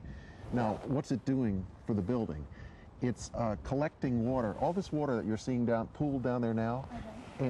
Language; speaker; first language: English; native; English